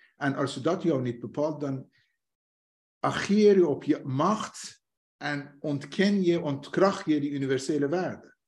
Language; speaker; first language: Dutch; non-native, fluent; Persian